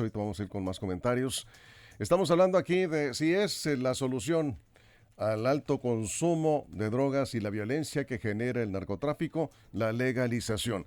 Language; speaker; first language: Spanish; native; Spanish